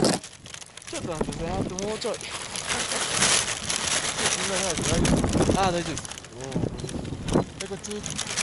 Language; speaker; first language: Japanese; native; Japanese